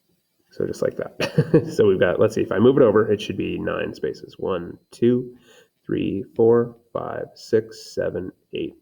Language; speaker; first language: English; native; English